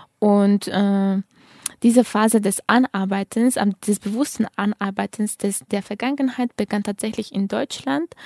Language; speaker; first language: German; non-native, fluent; Tajik